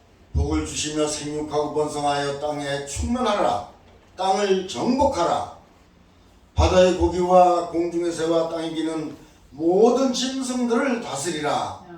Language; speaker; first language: Korean; native; Korean